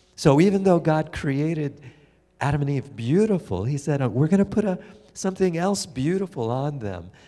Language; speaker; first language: English; native; English